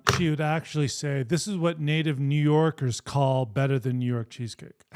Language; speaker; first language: English; native; English